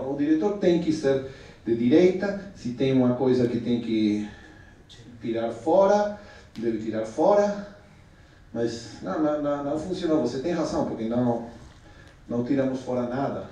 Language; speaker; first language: Portuguese; non-native, fluent; Spanish